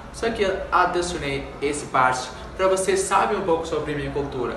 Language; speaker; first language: Portuguese; non-native, fluent; Arabic